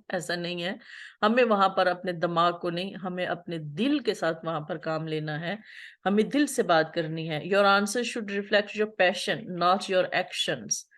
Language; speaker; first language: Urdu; native; Urdu